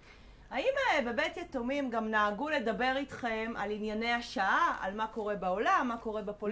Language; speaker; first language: Hebrew; native; Hebrew